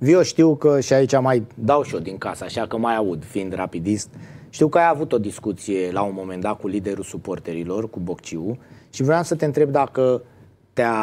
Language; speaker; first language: Romanian; native; Romanian